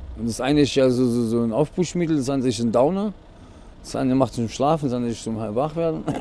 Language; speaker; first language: German; non-native, fluent; Portuguese